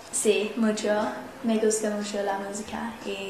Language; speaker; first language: Spanish; non-native, learner; English